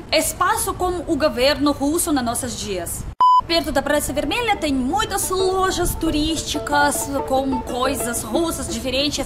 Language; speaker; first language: Portuguese; non-native, learner; Russian